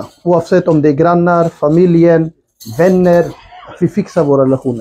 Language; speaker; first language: Swedish; non-native, fluent; Urdu